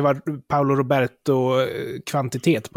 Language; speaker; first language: Swedish; native; Swedish